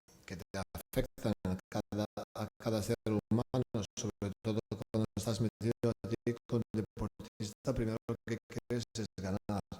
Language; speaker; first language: Spanish; non-native, fluent; Serbian